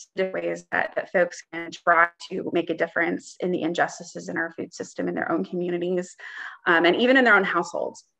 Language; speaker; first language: English; native; English